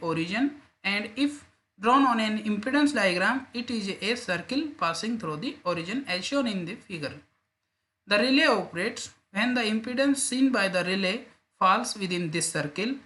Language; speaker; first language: English; non-native, local second language; Hindi